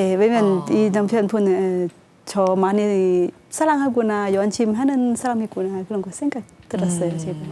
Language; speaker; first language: Korean; non-native, learner; Thai